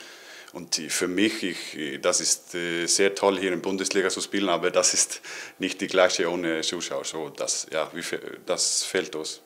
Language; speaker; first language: German; non-native, learner; Icelandic